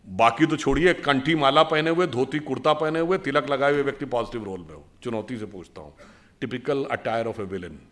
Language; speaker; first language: Hindi; native; Hindi